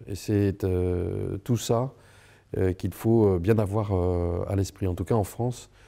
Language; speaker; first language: French; native; French